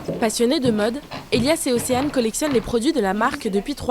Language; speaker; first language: French; native; French